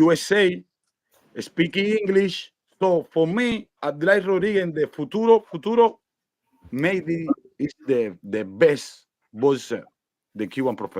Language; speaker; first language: English; non-native, learner; Spanish